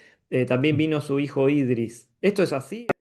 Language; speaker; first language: Spanish; native; Spanish